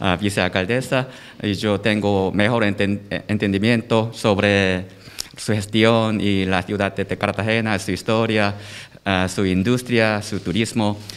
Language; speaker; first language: Spanish; non-native, learner; Korean